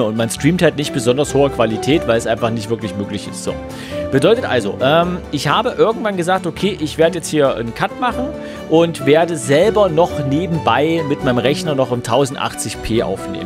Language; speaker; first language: German; native; German